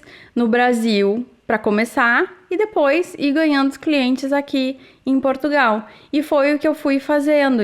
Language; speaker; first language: Portuguese; native; Portuguese